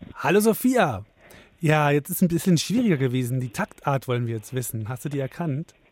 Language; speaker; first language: German; native; German